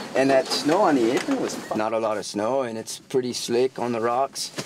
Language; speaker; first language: English; native; English